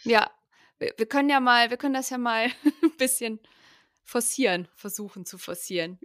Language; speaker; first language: German; native; German